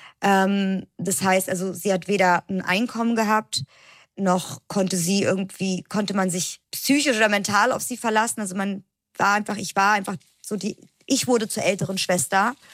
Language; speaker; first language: German; early bilingual, other home language; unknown